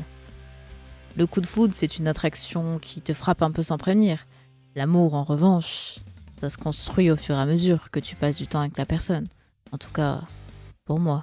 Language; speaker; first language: French; native; French